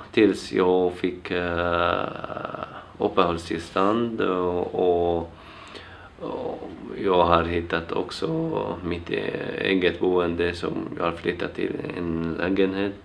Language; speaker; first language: Swedish; non-native, fluent; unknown